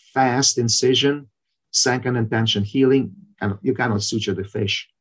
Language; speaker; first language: English; non-native, fluent; Ukrainian